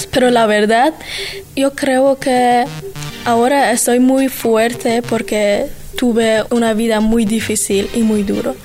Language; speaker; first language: Spanish; non-native, learner; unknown